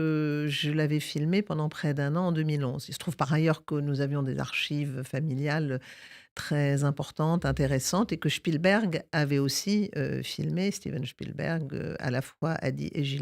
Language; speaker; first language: French; native; French